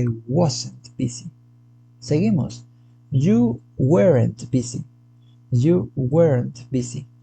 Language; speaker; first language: English; non-native, fluent; Spanish